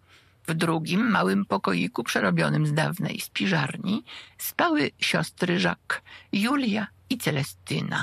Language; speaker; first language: Polish; native; Polish